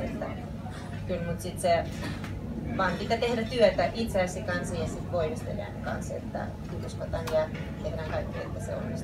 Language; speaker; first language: Finnish; non-native, fluent; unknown